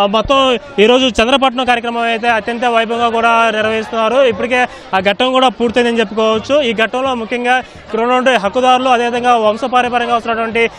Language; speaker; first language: Telugu; native; Telugu